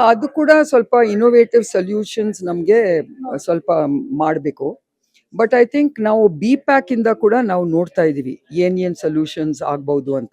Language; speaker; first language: Kannada; non-native, local second language; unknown